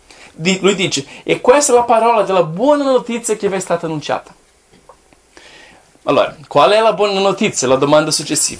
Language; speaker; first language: Italian; non-native, fluent; Portuguese